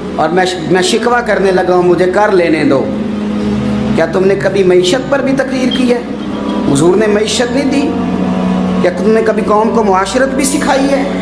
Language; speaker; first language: Urdu; non-native, local second language; Punjabi